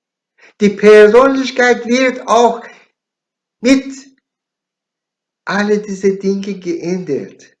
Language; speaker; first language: German; non-native, learner; Persian